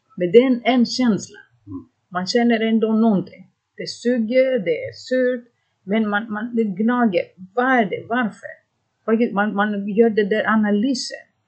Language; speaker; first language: Swedish; non-native, fluent; Greek